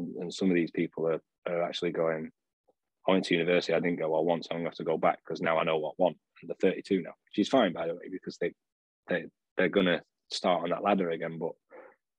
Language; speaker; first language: English; native; English